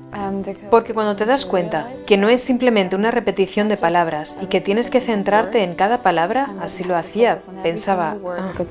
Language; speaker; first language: Spanish; non-native, fluent; German